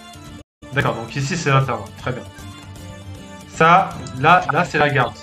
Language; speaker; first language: French; native; French